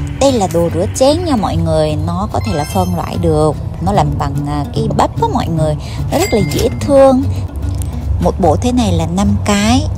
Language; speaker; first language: Vietnamese; early bilingual, heritage; Korean